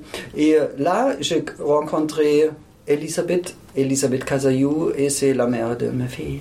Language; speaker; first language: French; non-native, fluent; German